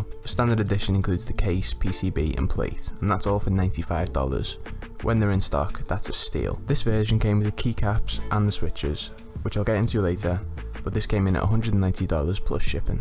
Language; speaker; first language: English; native; English